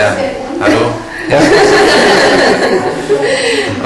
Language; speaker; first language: German; native; German